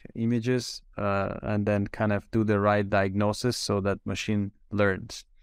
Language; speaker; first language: English; non-native, fluent; Armenian